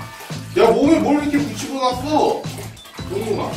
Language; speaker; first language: Korean; native; Korean